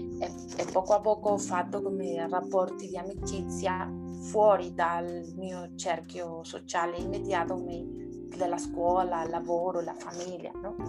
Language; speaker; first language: Italian; non-native, learner; Spanish